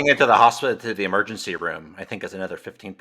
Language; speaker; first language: English; native; English